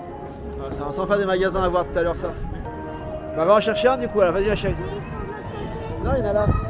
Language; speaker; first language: French; native; French